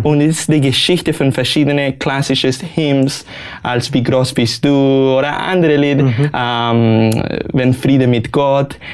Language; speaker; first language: German; non-native, learner; Spanish